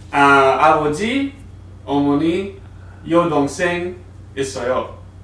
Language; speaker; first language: Korean; non-native, learner; English